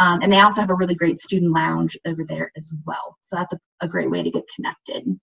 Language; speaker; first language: English; native; English